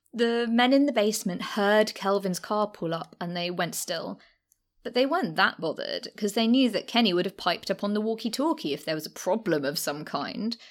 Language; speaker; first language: English; native; English